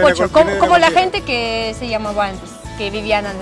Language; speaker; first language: Spanish; non-native, fluent; Russian